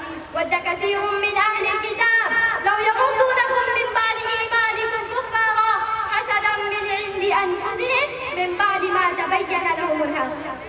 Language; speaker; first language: Arabic; non-native, learner; Urdu